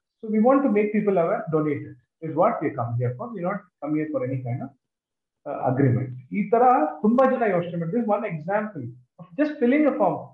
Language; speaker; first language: English; non-native, local second language; Kannada